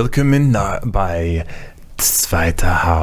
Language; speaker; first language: German; non-native, learner; English